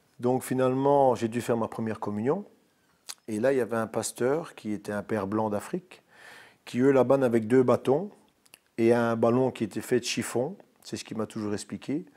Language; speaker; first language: French; native; French